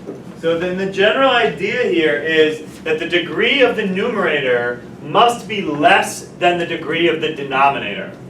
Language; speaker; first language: English; native; English